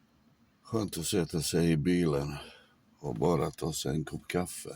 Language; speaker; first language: Swedish; non-native, fluent; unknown